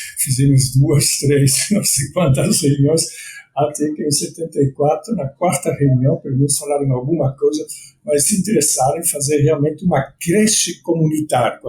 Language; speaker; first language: Portuguese; non-native, fluent; French